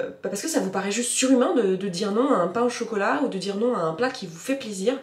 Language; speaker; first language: French; native; French